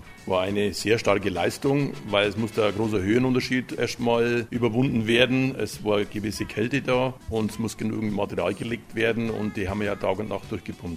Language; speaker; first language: German; native; German